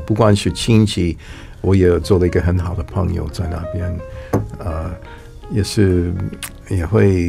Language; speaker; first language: Chinese; non-native, fluent; English